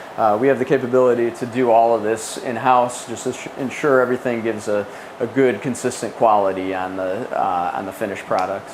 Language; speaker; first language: English; native; English